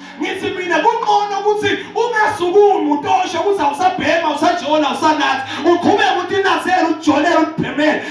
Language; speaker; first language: Zulu; non-native, local second language; Swati